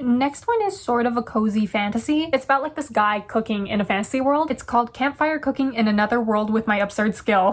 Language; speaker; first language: English; native; English